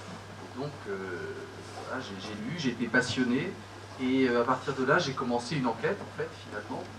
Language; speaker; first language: French; native; French